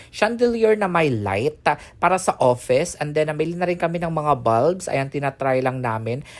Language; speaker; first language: Filipino; native; Filipino